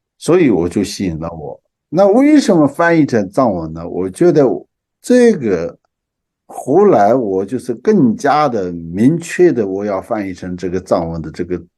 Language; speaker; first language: Chinese; non-native, local second language; Tibetan